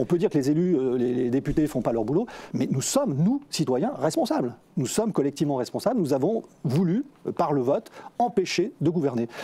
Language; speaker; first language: French; native; French